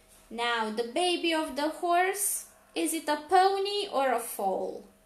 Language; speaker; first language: English; non-native, fluent; Romanian